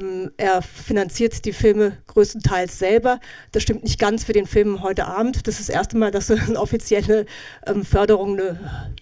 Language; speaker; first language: German; native; German